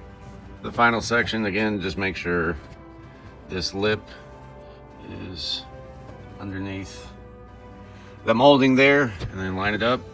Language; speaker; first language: English; native; English